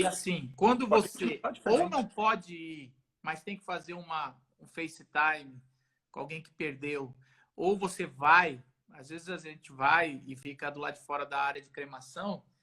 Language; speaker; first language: Portuguese; native; Portuguese